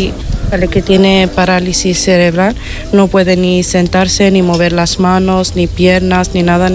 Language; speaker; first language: Spanish; non-native, fluent; Italian